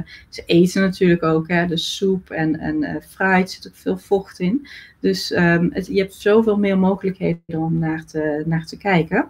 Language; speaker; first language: Dutch; native; Dutch